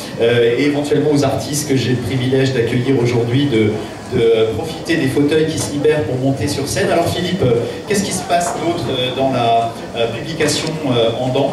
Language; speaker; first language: French; native; French